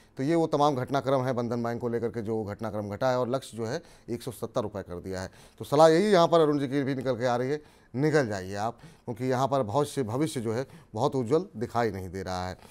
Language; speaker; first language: Hindi; native; Hindi